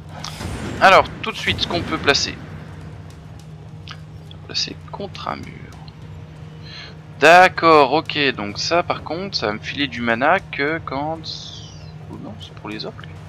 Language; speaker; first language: French; native; French